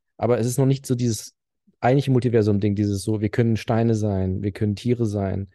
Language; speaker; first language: German; early bilingual, other home language; Arabic